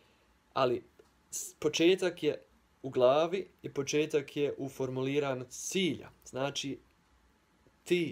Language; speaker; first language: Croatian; early bilingual, heritage; Croatian